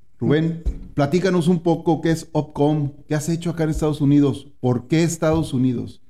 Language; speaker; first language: Spanish; native; Spanish